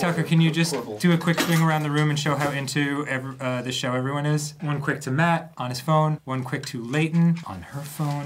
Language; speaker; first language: English; native; English